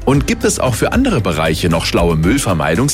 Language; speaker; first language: German; native; German